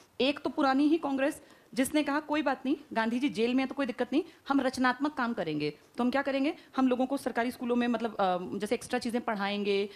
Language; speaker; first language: Hindi; native; Hindi